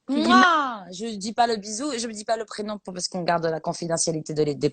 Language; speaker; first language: French; native; French